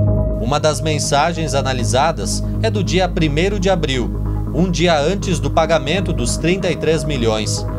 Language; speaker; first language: Portuguese; native; Portuguese